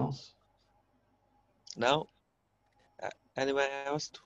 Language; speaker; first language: English; non-native, learner; Chinese